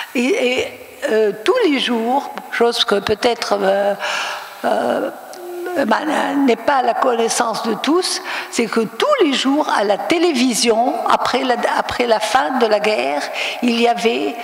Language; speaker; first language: French; non-native, local second language; Arabic